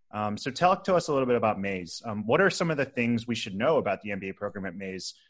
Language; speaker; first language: English; native; English